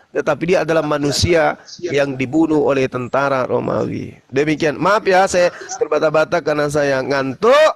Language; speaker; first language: Indonesian; native; Indonesian